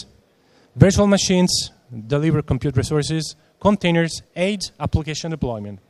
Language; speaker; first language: English; non-native, fluent; Italian